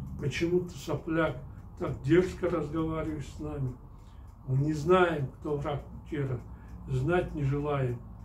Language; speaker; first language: Russian; non-native, local second language; Kyrgyz